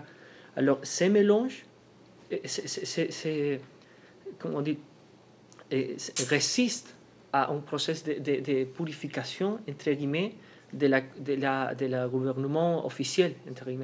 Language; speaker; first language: French; non-native, fluent; Spanish